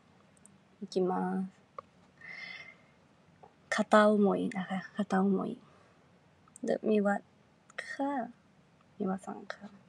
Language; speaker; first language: Thai; non-native, learner; Japanese